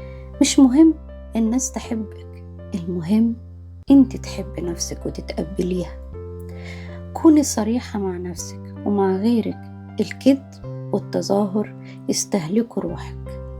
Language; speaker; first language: Arabic; native; Arabic